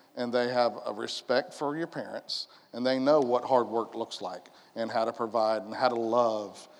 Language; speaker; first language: English; native; English